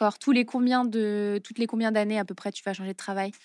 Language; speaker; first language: French; native; French